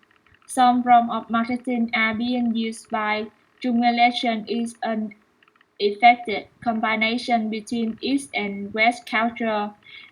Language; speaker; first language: English; non-native, learner; Vietnamese